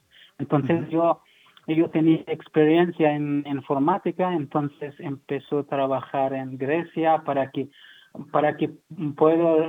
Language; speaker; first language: Spanish; non-native, learner; Persian